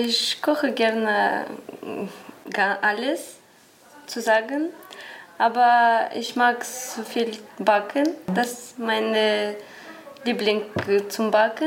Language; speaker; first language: German; non-native, learner; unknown